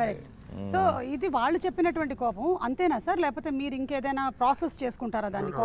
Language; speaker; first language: Telugu; native; Telugu